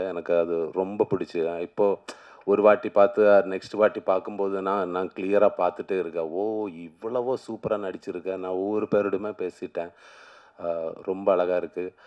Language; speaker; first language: Tamil; non-native, learner; Malayalam